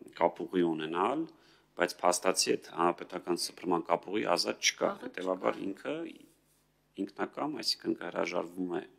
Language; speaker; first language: Armenian; native; Armenian